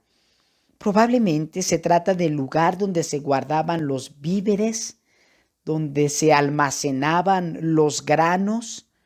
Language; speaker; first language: Spanish; native; Spanish